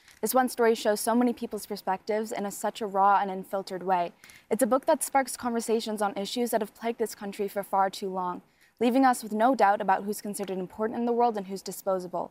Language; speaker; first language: English; native; English